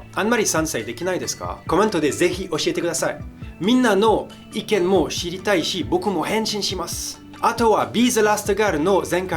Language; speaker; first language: Japanese; non-native, fluent; French